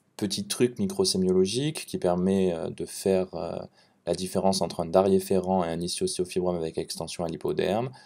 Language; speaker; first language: French; native; French